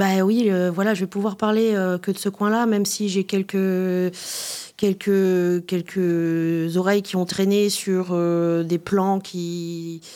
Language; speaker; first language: French; native; French